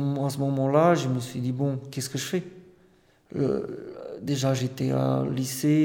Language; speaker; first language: French; non-native, fluent; Romanian